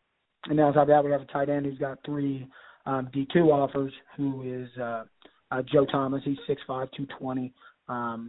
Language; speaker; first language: English; native; English